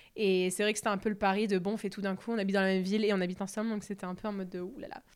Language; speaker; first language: French; native; French